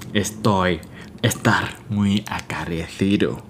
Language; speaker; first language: Spanish; non-native, learner; Thai